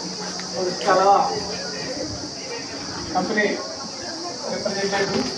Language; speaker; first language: Hindi; non-native, local second language; Telugu